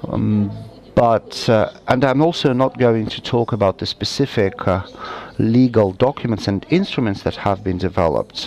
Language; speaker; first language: English; non-native, fluent; Russian